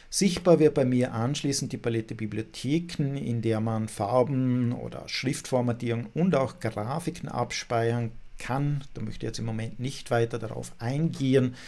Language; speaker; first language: German; native; German